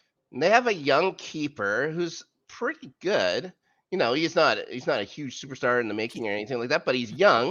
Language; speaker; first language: English; native; English